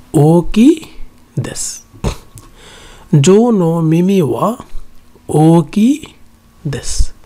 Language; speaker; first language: Japanese; non-native, learner; Bangla